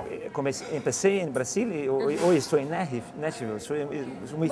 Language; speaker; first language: Spanish; non-native, learner; Portuguese